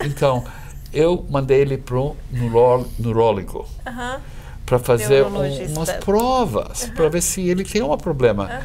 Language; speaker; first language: Portuguese; non-native, fluent; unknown